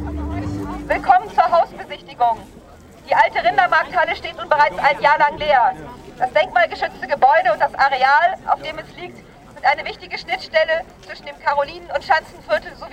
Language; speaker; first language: German; native; German